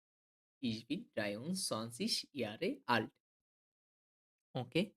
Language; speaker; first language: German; non-native, fluent; Bangla